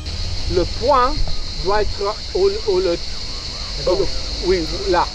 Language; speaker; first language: French; non-native, fluent; English